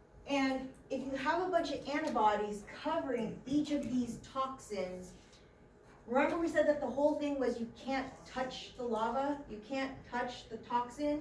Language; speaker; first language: English; native; English